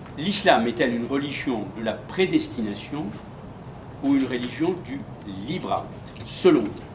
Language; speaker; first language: French; native; French